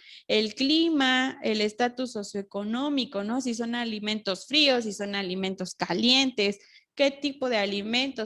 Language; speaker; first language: Spanish; native; Spanish